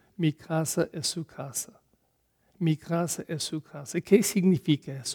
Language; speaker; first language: Spanish; non-native, learner; English